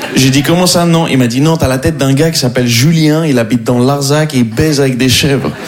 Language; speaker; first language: French; non-native, local second language; Arabic